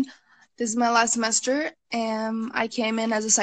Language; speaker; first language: English; early bilingual, other home language; Bangla